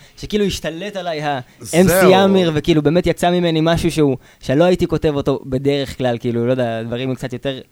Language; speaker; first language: Hebrew; native; Hebrew